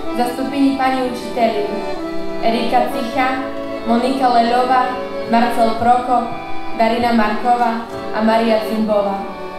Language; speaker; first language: Slovak; non-native, local second language; Rusyn